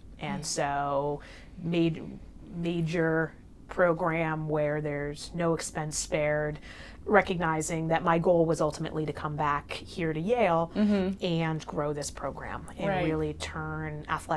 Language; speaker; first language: English; native; English